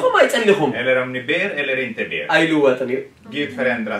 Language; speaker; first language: Swedish; non-native, fluent; Tigrinya